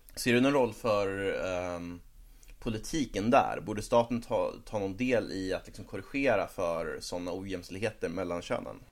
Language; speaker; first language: Swedish; native; Swedish